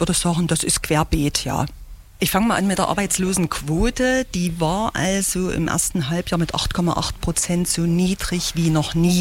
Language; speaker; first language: German; native; German